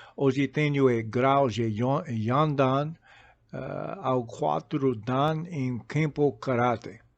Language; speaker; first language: Portuguese; non-native, fluent; English